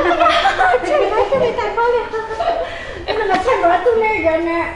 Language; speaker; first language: Chinese; native; Chinese